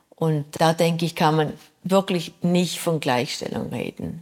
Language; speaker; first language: German; native; German